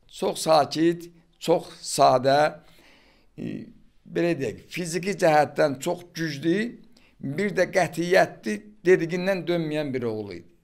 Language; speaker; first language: Azerbaijani; native; Azerbaijani